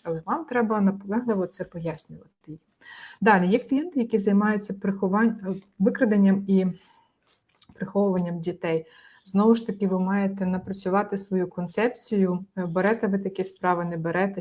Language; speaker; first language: Ukrainian; native; Ukrainian